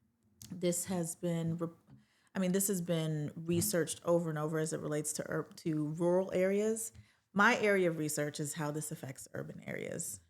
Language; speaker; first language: English; native; English